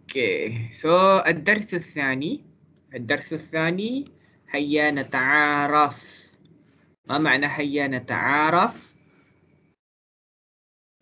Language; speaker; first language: Arabic; non-native, fluent; Malay